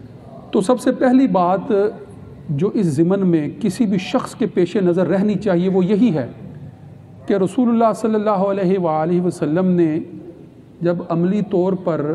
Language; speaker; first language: Urdu; native; Urdu